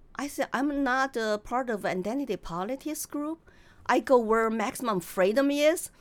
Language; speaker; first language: English; non-native, fluent; Chinese